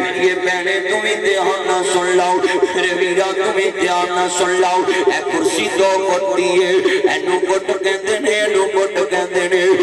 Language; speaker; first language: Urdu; non-native, local second language; Punjabi